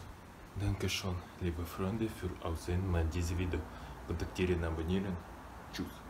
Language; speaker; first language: German; non-native, learner; Russian